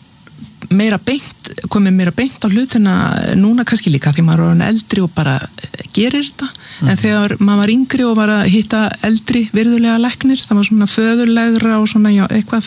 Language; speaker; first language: Icelandic; native; Icelandic